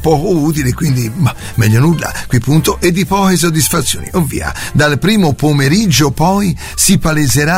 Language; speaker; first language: Italian; native; Italian